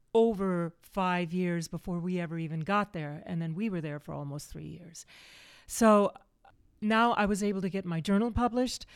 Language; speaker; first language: English; early bilingual, other home language; German